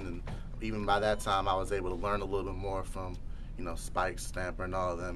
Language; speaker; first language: English; native; English